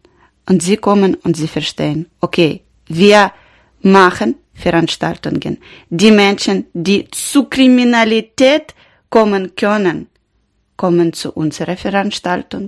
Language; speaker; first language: German; non-native, learner; Ukrainian